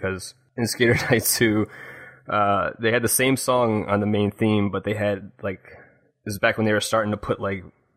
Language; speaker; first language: English; native; English